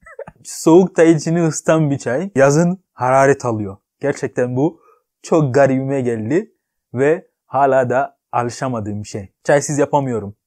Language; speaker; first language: Turkish; non-native, fluent; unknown